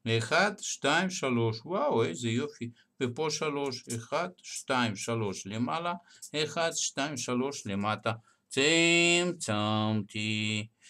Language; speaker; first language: Hebrew; non-native, fluent; Russian